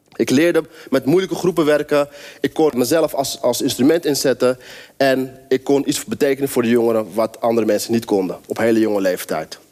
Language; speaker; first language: Dutch; native; Dutch